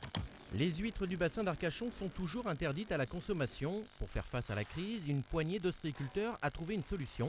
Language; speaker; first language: French; native; French